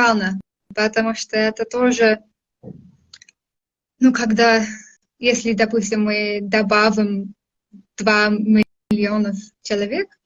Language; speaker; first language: Russian; non-native, fluent; English